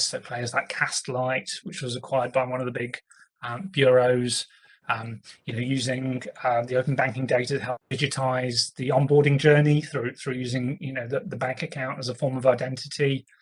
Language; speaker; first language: English; native; English